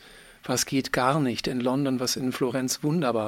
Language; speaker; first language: German; native; German